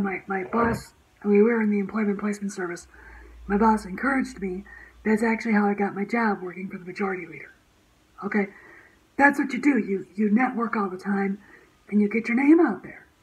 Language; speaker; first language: English; native; English